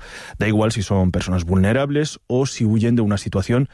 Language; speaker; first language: Spanish; native; Spanish